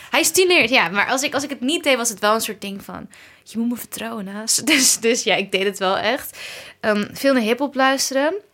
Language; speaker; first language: Dutch; early bilingual, other home language; Kurdish